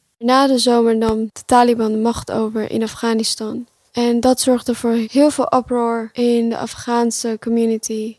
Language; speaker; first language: Dutch; early bilingual, other home language; Pashto